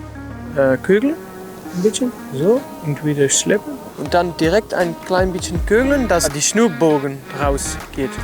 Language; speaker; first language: German; non-native, learner; Dutch